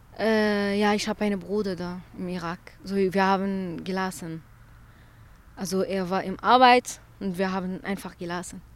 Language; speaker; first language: German; non-native, learner; Central Kurdish